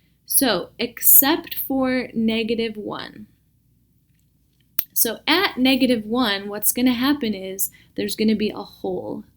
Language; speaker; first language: English; native; English